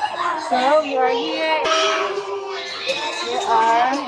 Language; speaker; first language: English; non-native, local second language; Filipino